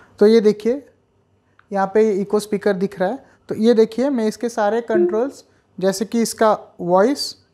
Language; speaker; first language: Hindi; non-native, local second language; Marathi